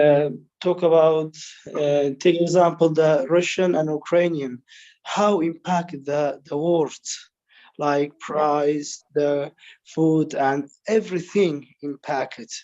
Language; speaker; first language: English; non-native, learner; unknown